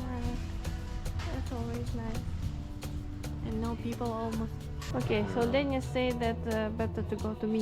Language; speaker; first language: English; non-native, fluent; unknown